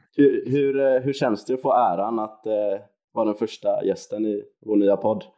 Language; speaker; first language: Swedish; native; Swedish